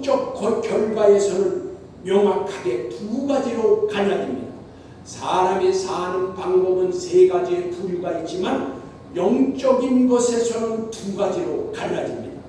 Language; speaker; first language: Korean; native; Korean